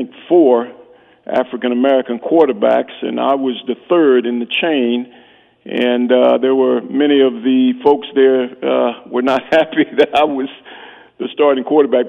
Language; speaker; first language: English; native; English